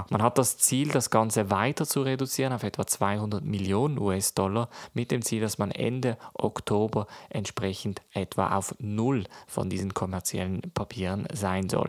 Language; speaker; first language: German; native; German